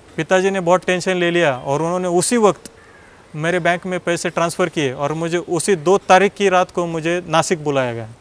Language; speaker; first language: Hindi; non-native, local second language; Marathi